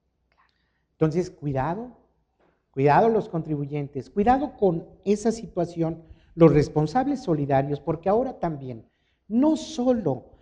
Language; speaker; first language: Spanish; native; Spanish